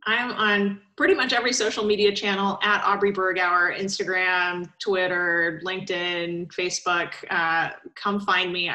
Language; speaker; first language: English; native; English